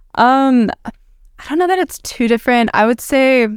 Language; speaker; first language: English; native; English